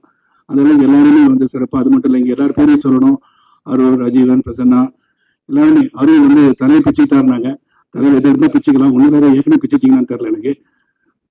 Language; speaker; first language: Tamil; native; Tamil